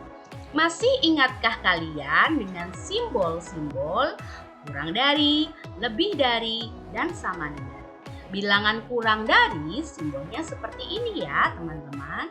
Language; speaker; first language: Indonesian; native; Indonesian